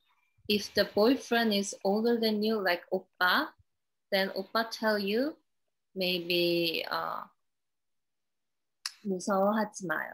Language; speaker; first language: English; non-native, learner; Korean